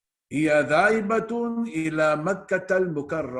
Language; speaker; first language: Arabic; non-native, fluent; Afrikaans